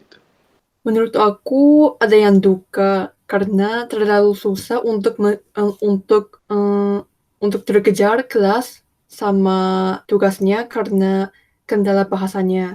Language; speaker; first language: Indonesian; non-native, learner; Japanese